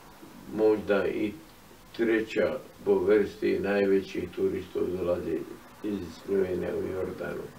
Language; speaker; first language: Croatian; non-native, fluent; Arabic